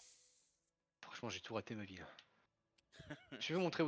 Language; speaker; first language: French; native; French